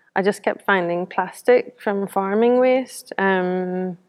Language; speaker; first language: English; native; English